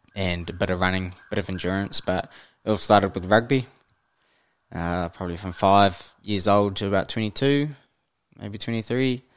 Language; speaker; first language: English; native; English